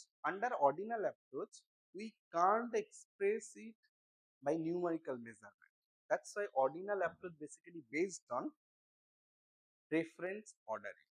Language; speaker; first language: English; non-native, local second language; Bangla